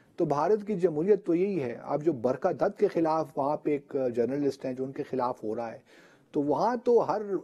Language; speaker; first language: Urdu; native; Urdu